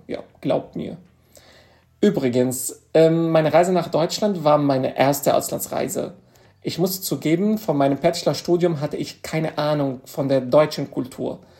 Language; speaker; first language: German; non-native, fluent; Arabic